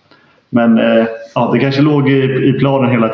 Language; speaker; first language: Swedish; native; Swedish